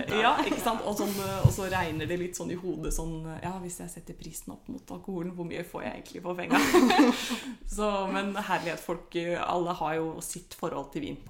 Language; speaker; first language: Norwegian; native; Norwegian